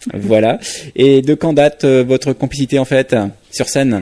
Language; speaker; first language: French; native; French